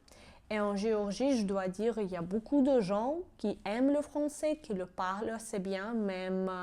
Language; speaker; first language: French; non-native, fluent; Georgian